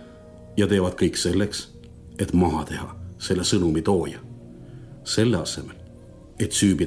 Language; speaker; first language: Estonian; native; Estonian